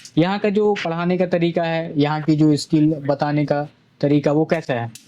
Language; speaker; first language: Hindi; native; Hindi